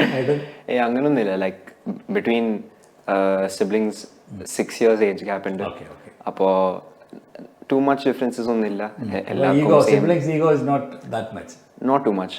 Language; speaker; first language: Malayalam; early bilingual, heritage; Malayalam